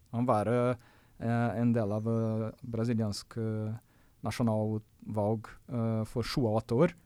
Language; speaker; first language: Norwegian; non-native, fluent; Portuguese